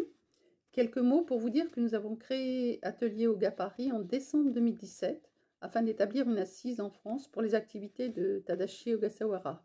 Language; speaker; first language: French; native; French